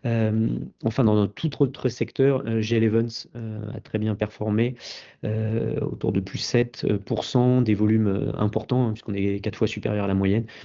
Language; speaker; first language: French; native; French